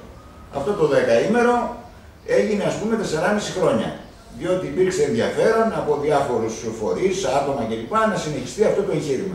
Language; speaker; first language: Greek; native; Greek